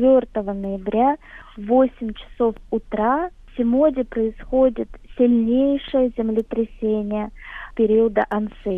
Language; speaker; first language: Russian; native; Russian